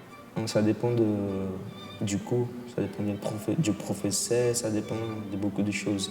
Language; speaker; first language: French; non-native, fluent; Portuguese